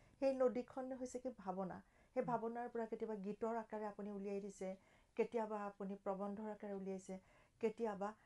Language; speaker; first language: Assamese; native; Assamese